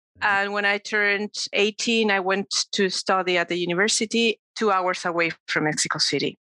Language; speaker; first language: English; non-native, fluent; Spanish